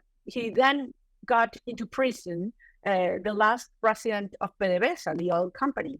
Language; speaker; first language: English; non-native, fluent; Spanish